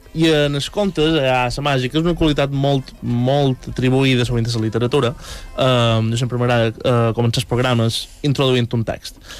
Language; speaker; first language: Catalan; native; Catalan